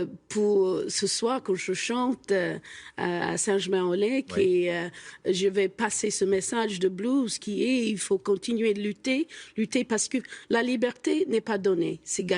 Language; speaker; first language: French; non-native, fluent; English